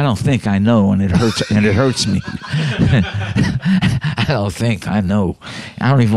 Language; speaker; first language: English; native; English